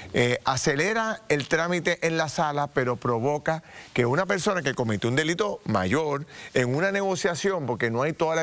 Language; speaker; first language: Spanish; native; Spanish